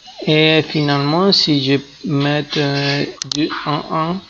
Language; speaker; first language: French; non-native, fluent; Spanish